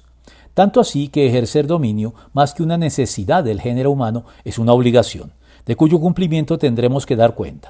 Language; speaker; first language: Spanish; native; Spanish